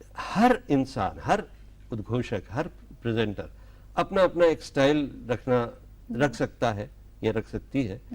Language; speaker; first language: Hindi; non-native, local second language; Gujarati